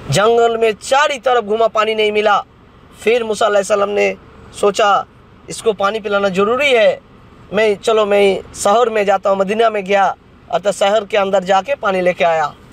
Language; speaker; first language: Hindi; non-native, local second language; Bangla